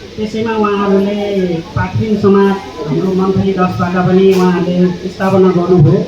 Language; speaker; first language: Nepali; non-native, local second language; Eastern Tamang